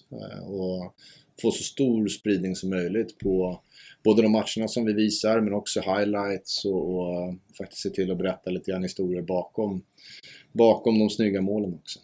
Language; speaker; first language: Swedish; native; Swedish